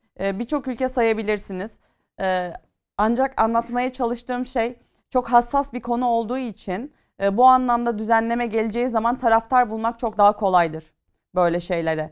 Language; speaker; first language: Turkish; native; Turkish